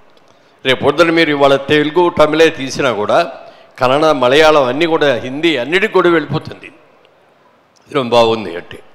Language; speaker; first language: Telugu; native; Telugu